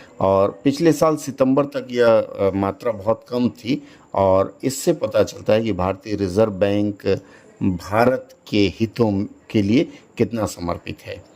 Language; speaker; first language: Hindi; native; Hindi